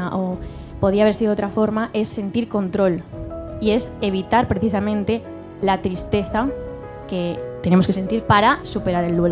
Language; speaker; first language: Spanish; native; Spanish